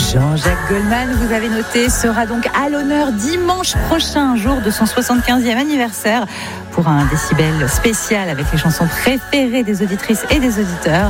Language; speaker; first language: French; native; French